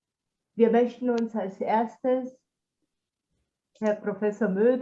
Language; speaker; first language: German; non-native, fluent; Spanish